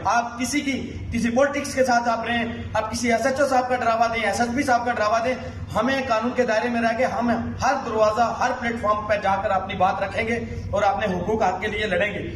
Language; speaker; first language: Hindi; non-native, local second language; Punjabi